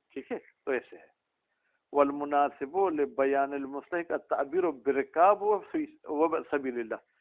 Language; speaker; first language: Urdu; non-native, local second language; Sindhi